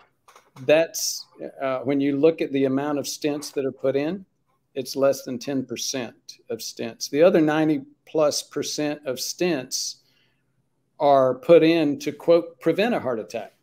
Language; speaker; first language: English; native; English